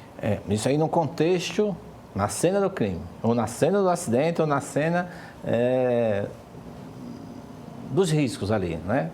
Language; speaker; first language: Portuguese; native; Portuguese